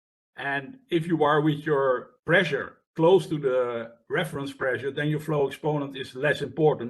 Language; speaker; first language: English; non-native, fluent; Dutch